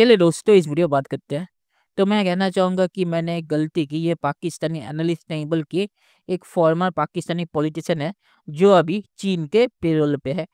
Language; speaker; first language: Hindi; native; Hindi